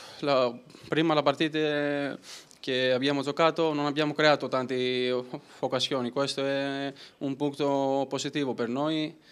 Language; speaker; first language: Italian; non-native, learner; Greek